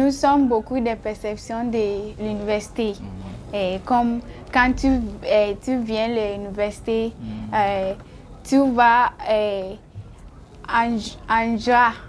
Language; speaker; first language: French; non-native, learner; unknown